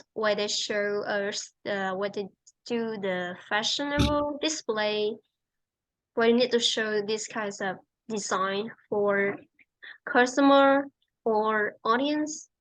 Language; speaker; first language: English; non-native, fluent; Vietnamese